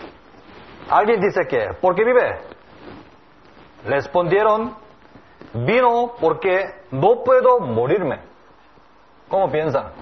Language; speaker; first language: Spanish; non-native, learner; Korean